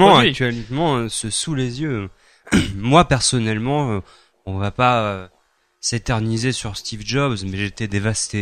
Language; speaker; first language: French; native; French